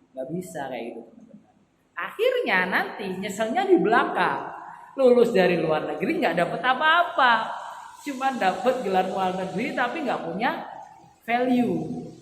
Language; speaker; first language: Indonesian; native; Indonesian